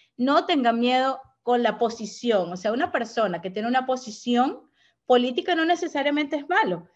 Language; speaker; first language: Spanish; native; Spanish